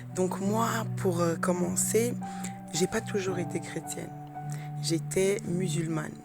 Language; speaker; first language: French; early bilingual, other home language; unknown